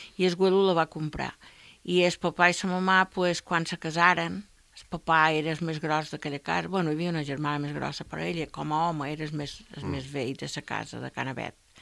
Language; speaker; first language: Catalan; native; Catalan